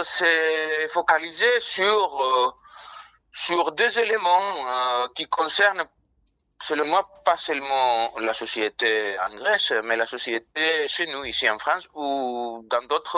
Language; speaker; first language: French; non-native, fluent; Greek